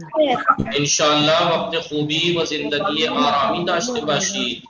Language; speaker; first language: Persian; non-native, fluent; Urdu